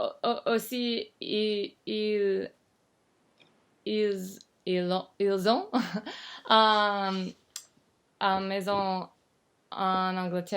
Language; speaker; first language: French; non-native, learner; English